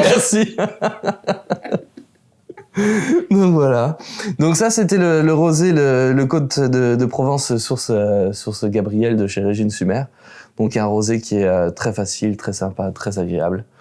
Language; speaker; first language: French; native; French